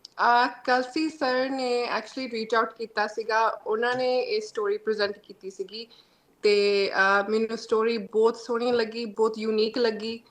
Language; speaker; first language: Punjabi; early bilingual, heritage; Punjabi